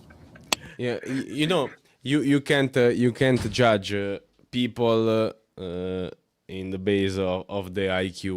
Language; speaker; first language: English; non-native, learner; Italian